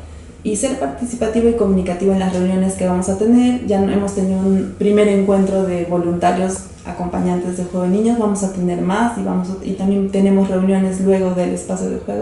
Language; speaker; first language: Spanish; native; Spanish